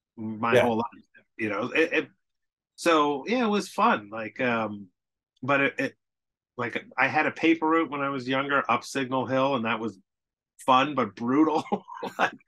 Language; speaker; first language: English; native; English